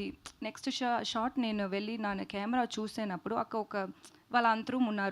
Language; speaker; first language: Telugu; non-native, learner; Tamil